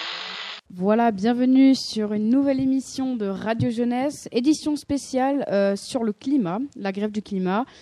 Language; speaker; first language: French; native; French